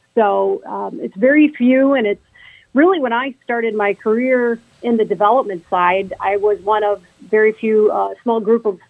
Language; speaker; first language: English; native; English